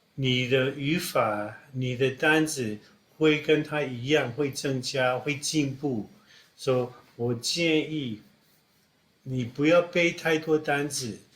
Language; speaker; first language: Chinese; non-native, fluent; English